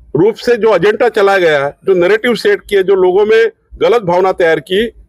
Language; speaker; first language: Hindi; non-native, local second language; Marathi